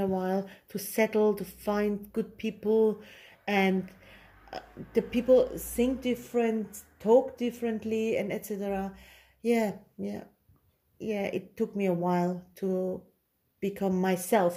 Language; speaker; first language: English; non-native, fluent; German